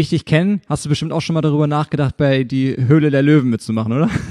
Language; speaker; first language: German; native; German